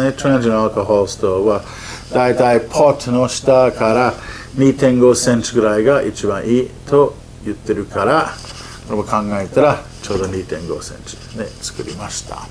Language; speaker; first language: Japanese; non-native, fluent; English